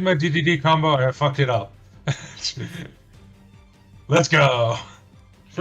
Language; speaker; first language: English; native; English